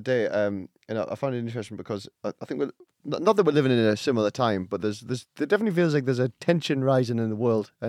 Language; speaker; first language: English; native; English